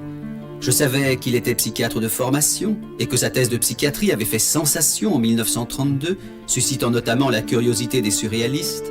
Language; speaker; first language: French; native; French